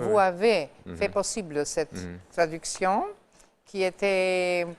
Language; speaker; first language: French; non-native, fluent; Albanian